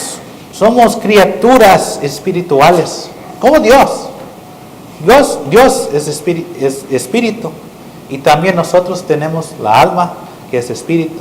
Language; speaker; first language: Spanish; non-native, learner; English